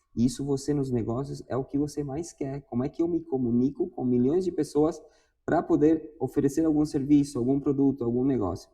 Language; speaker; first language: Portuguese; non-native, fluent; Spanish